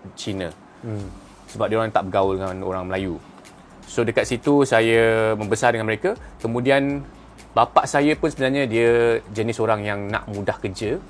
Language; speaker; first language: Malay; non-native, local second language; Cantonese